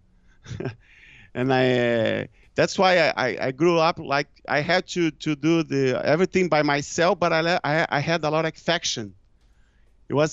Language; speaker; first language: English; non-native, fluent; Portuguese